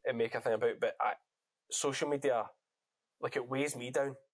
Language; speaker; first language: English; native; English